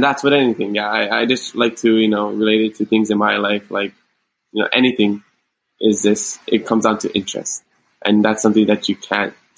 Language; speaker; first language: English; native; English